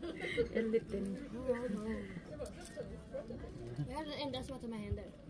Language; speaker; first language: Swedish; early bilingual, other home language; Thai